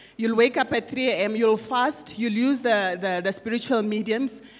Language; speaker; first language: English; non-native, local second language; Northern Sotho